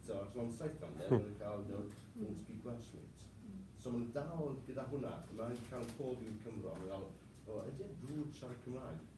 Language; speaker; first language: Welsh; non-native, local second language; English